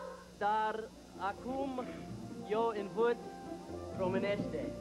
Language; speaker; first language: Romanian; non-native, learner; English